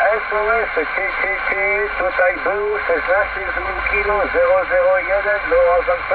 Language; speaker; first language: Polish; non-native, learner; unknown